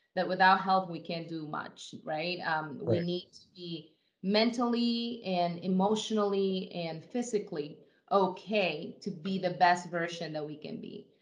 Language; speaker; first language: English; non-native, fluent; Spanish